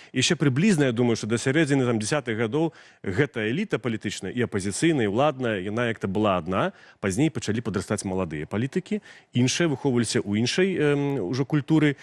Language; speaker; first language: Belarusian; non-native, local second language; Russian